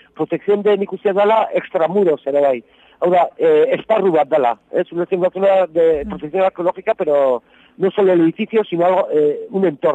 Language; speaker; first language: Spanish; non-native, local second language; Basque